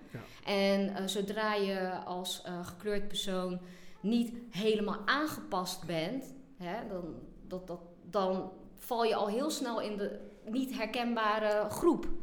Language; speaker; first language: Dutch; native; Dutch